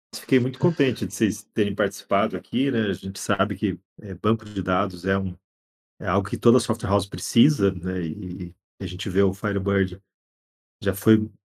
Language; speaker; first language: Portuguese; native; Portuguese